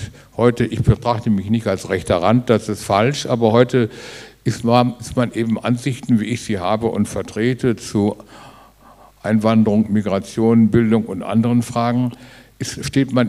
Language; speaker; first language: German; native; German